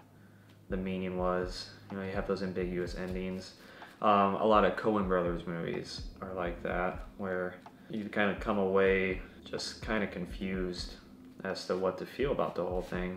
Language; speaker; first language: English; native; English